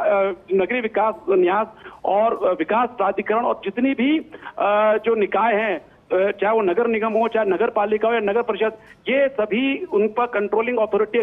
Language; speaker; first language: Hindi; native; Hindi